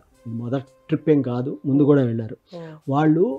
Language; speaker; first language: Telugu; native; Telugu